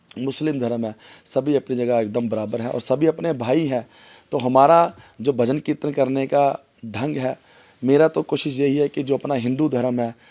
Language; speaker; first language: Hindi; non-native, local second language; Punjabi